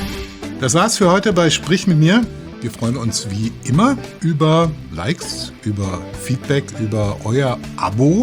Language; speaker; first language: German; native; German